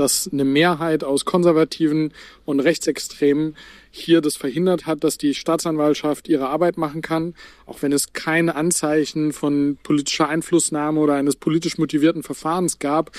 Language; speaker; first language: German; native; German